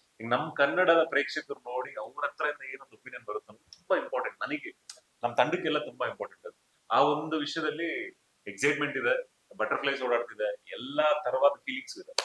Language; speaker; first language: Kannada; native; Kannada